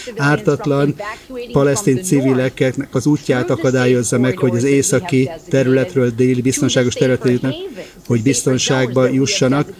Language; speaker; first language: Hungarian; early bilingual, heritage; Hebrew